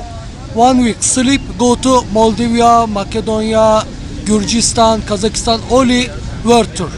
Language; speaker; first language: English; non-native, learner; Turkish